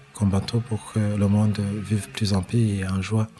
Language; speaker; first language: French; non-native, local second language; Kinyarwanda